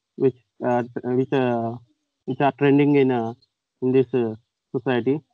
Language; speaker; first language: English; non-native, local second language; Telugu